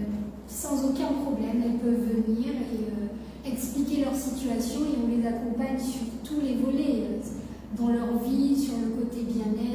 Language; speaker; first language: French; native; French